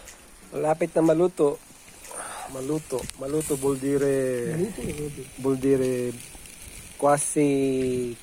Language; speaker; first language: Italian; non-native, learner; Filipino